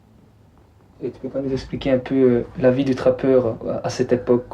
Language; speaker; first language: French; native; French